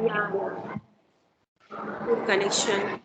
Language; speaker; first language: English; non-native, learner; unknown